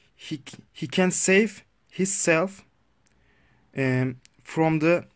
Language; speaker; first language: English; non-native, learner; Turkish